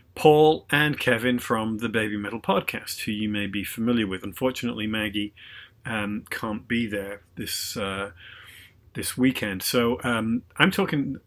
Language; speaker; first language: English; native; English